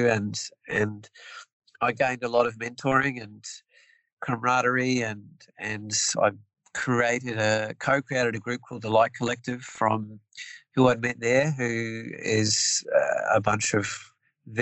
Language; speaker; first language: English; native; English